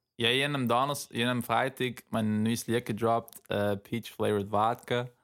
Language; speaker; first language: German; native; German